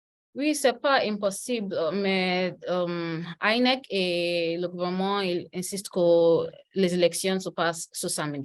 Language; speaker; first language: French; non-native, learner; Yoruba